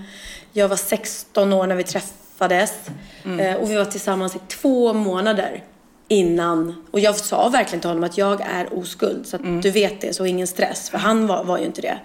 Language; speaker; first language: Swedish; native; Swedish